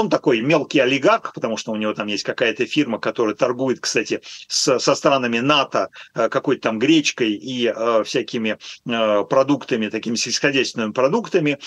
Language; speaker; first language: Russian; native; Russian